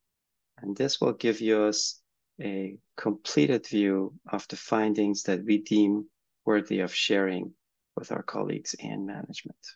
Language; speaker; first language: English; native; English